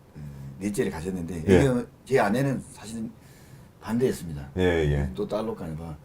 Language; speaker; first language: Korean; native; Korean